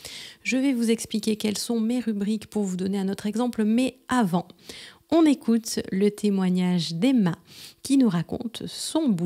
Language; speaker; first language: French; native; French